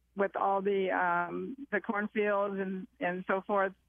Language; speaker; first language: English; native; English